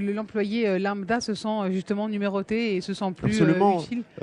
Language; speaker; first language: French; native; French